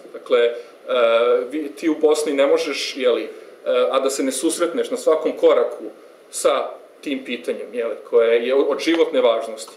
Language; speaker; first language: Serbian; native; Serbian